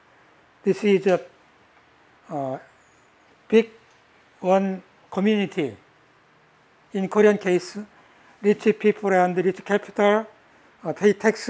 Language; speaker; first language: English; non-native, learner; Korean